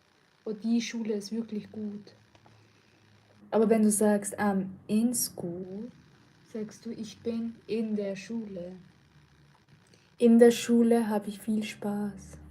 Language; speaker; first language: German; early bilingual, other home language; Turkish